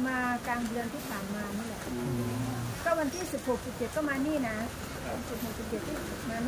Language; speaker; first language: Thai; native; Thai